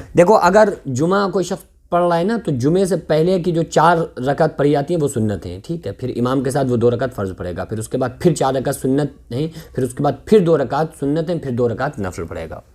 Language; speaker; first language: Urdu; native; Urdu